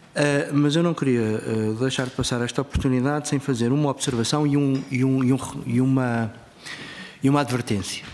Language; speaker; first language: Portuguese; native; Portuguese